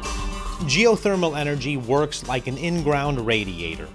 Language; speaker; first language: English; native; English